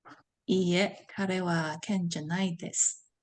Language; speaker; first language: Japanese; non-native, learner; English